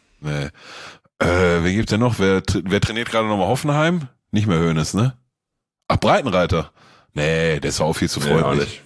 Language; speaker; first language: German; native; German